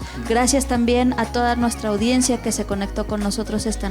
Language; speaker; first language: Spanish; native; Spanish